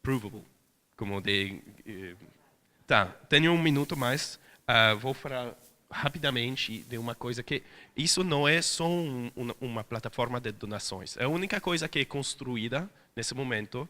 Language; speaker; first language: Portuguese; non-native, fluent; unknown